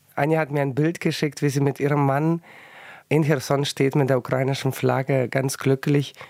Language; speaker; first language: German; early bilingual, other home language; Russian